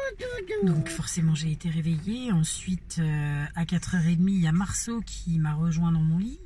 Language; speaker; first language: French; native; French